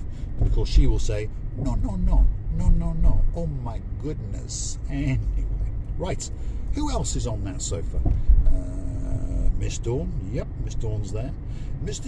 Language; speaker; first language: English; native; English